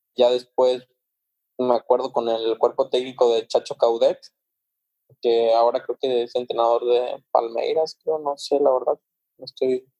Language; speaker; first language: Spanish; native; Spanish